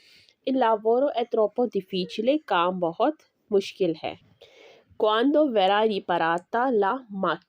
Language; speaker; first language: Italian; non-native, learner; Urdu